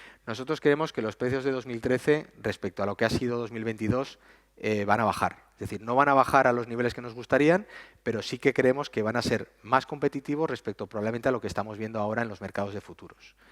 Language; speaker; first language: Spanish; native; Spanish